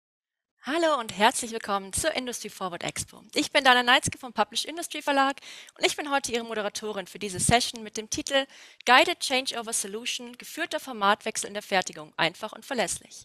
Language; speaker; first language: German; native; German